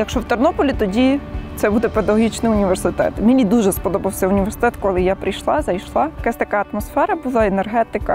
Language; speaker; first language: Ukrainian; non-native, fluent; Georgian